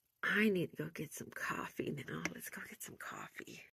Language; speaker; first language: English; native; English